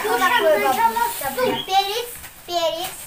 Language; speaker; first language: Russian; early bilingual, heritage; Russian